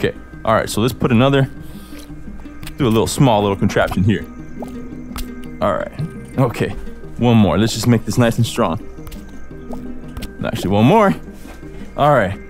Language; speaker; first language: English; native; English